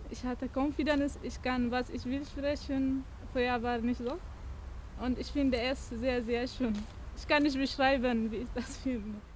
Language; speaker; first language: German; non-native, learner; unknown